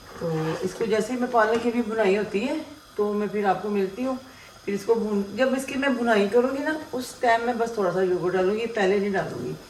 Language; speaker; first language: Urdu; non-native, local second language; Punjabi